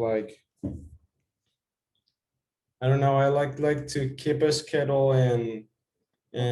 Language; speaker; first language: English; non-native, fluent; Spanish